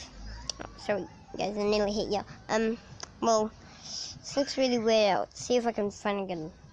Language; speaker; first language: English; native; English